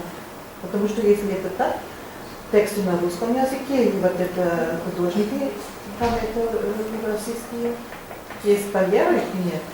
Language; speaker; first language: Russian; non-native, learner; German